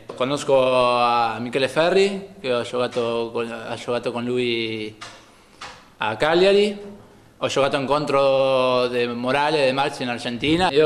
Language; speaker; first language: Italian; non-native, fluent; Spanish